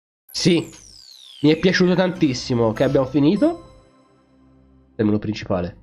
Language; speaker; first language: Italian; native; Italian